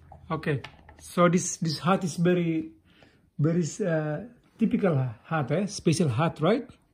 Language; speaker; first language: English; non-native, fluent; Indonesian